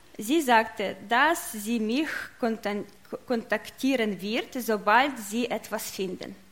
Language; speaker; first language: German; non-native, learner; Russian